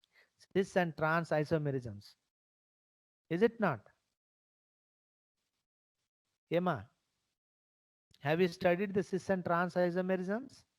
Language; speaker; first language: English; non-native, local second language; Telugu